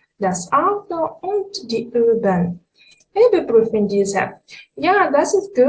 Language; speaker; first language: German; non-native, fluent; Ukrainian